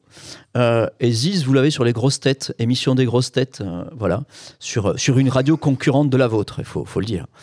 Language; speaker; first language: French; native; French